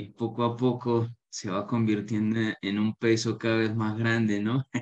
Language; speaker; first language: Spanish; native; Spanish